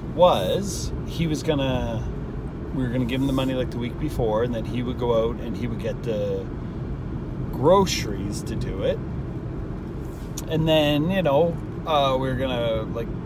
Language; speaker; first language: English; native; English